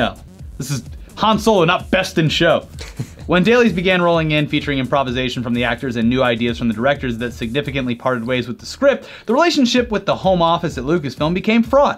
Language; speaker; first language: English; native; English